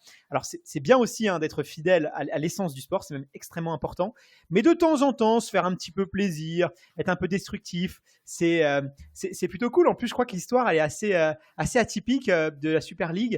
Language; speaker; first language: French; native; French